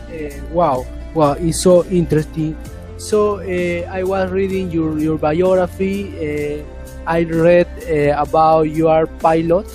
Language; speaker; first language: English; non-native, learner; Spanish